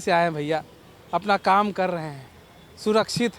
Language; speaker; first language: Hindi; native; Hindi